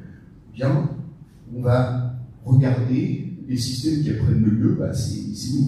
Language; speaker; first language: French; native; French